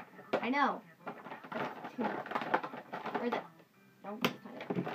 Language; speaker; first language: English; native; English